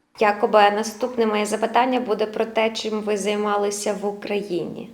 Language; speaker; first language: Ukrainian; native; Ukrainian